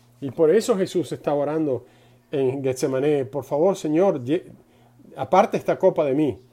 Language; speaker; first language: Spanish; non-native, fluent; English